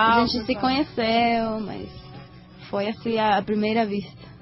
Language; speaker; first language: Portuguese; non-native, learner; Spanish